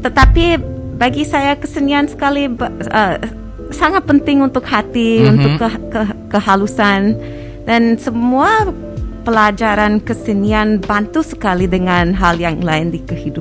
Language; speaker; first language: Indonesian; non-native, fluent; English